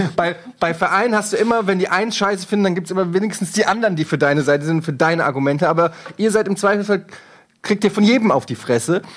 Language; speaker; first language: German; native; German